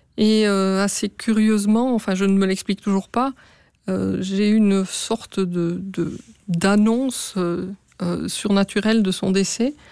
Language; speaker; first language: French; native; French